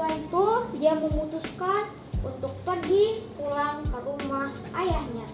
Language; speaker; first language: Indonesian; native; Indonesian